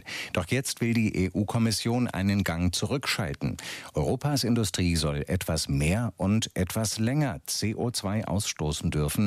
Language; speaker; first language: German; native; German